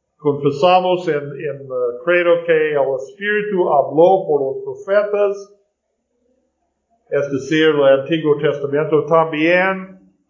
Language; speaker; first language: Spanish; non-native, learner; English